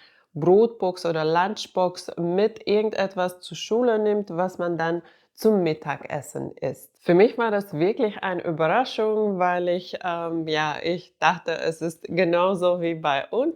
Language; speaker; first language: German; non-native, fluent; Finnish